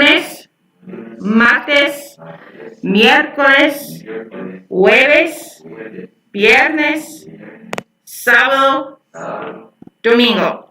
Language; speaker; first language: Spanish; non-native, fluent; English